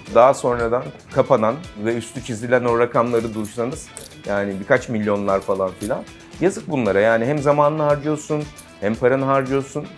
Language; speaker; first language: Turkish; native; Turkish